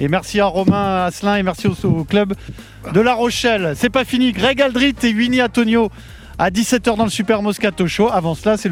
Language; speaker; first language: French; native; French